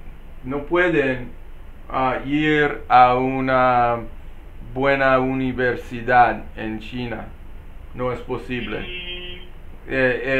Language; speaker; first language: Spanish; non-native, learner; English